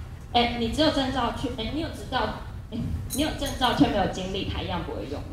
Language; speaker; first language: Chinese; native; Chinese